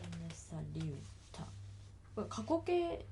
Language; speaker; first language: Japanese; native; Japanese